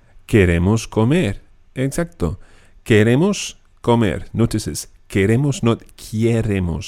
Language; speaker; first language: Spanish; non-native, fluent; English